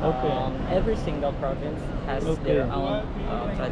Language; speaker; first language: English; non-native, fluent; Indonesian